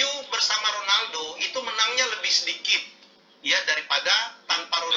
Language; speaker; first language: Indonesian; native; Indonesian